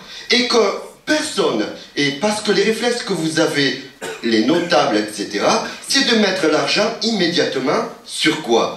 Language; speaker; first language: French; native; French